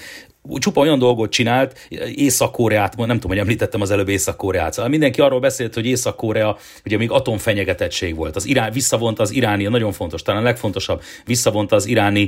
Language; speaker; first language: Hungarian; native; Hungarian